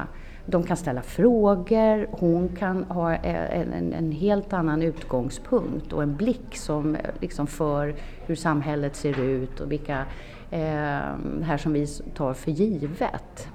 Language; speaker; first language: Swedish; native; Swedish